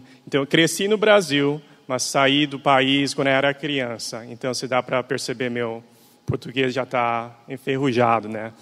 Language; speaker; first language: Portuguese; early bilingual, other home language; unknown